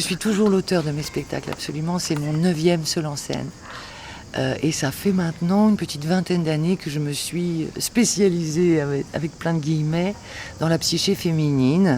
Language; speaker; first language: French; native; French